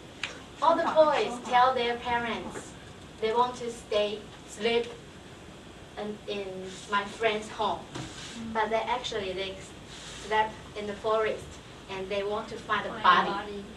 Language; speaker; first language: English; non-native, learner; Chinese